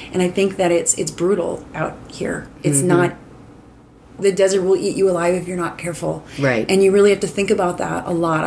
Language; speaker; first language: English; native; English